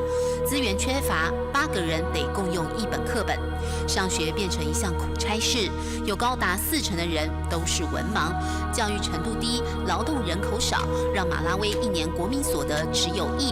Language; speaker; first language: Chinese; native; Chinese